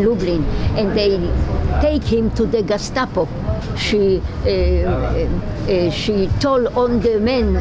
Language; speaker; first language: English; non-native, learner; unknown